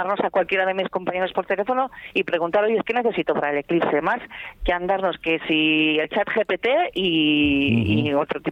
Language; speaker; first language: Spanish; native; Spanish